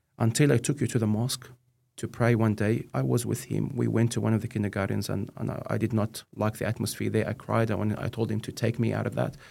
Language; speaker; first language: English; non-native, fluent; Arabic